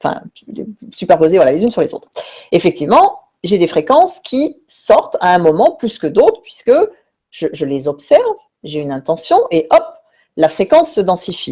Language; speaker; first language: French; native; French